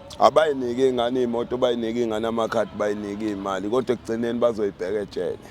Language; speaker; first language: Zulu; native; Zulu